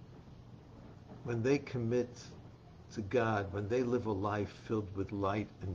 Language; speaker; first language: English; native; English